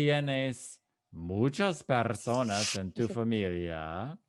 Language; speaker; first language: Spanish; non-native, fluent; English